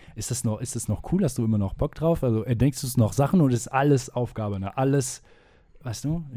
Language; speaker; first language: German; non-native, fluent; French